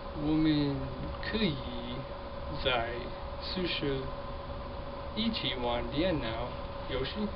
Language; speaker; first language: Chinese; non-native, learner; English